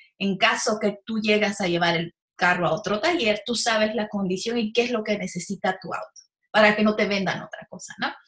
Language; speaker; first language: Spanish; early bilingual, heritage; Spanish